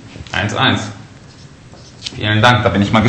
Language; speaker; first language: German; native; German